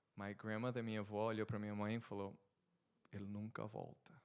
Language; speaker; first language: Portuguese; early bilingual, other home language; English